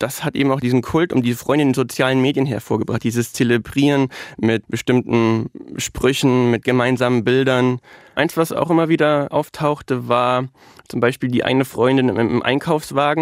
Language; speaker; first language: German; native; German